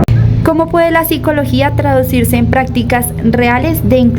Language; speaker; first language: Spanish; native; Spanish